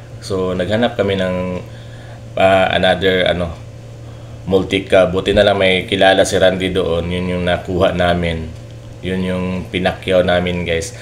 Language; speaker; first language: Filipino; non-native, local second language; Cebuano